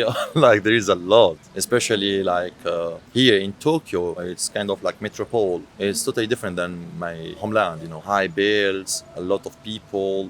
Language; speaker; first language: English; non-native, fluent; Arabic